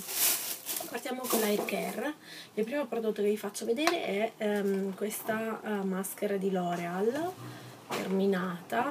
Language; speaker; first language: Italian; native; Italian